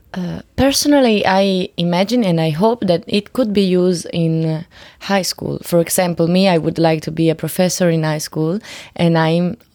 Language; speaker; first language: English; non-native, learner; Italian